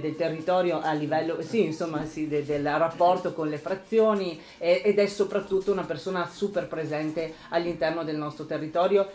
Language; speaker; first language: Italian; native; Italian